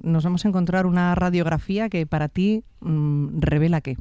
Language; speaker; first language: Spanish; native; Spanish